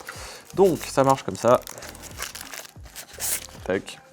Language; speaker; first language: French; native; French